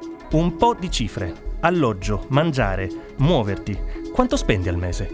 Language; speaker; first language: Italian; native; Italian